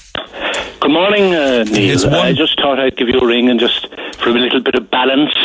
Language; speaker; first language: English; native; English